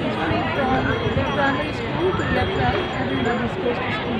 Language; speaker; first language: English; non-native, fluent; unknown